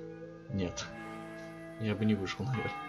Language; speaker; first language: Russian; native; Russian